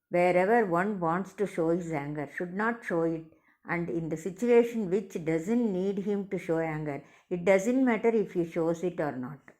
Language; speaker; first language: English; non-native, local second language; Tamil